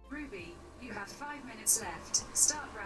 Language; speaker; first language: English; native; English